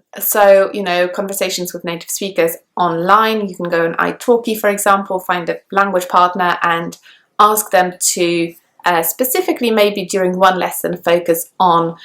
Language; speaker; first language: English; non-native, fluent; Polish